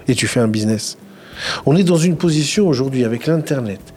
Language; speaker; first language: French; non-native, local second language; Arabic